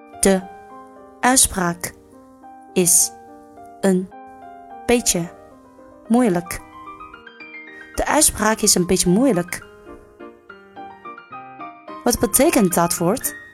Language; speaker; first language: Dutch; non-native, fluent; Chinese